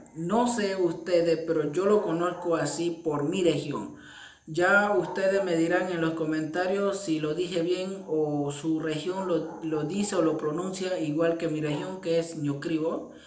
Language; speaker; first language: Spanish; non-native, local second language; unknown